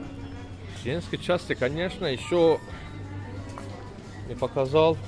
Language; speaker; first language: Russian; non-native, learner; Turkish